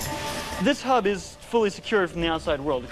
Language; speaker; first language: English; native; English